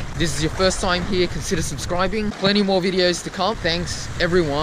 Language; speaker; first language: English; native; English